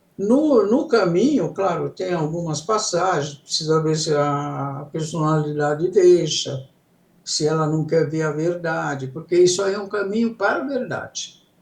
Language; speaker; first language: Portuguese; early bilingual, other home language; Italian